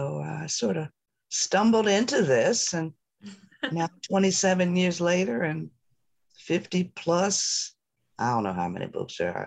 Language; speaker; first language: English; native; English